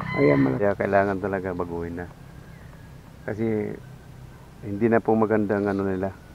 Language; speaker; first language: Filipino; non-native, local second language; Cebuano